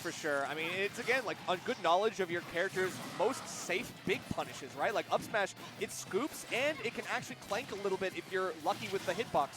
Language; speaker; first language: English; native; English